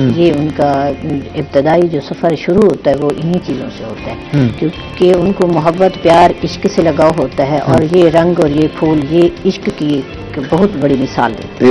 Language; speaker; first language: Urdu; non-native, local second language; Saraiki